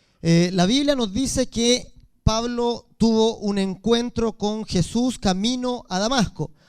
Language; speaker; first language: Spanish; native; Spanish